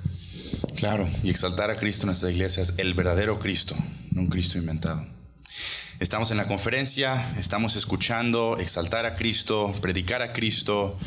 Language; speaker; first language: Spanish; native; Spanish